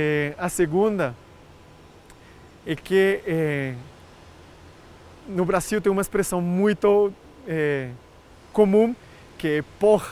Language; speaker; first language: Portuguese; non-native, fluent; Spanish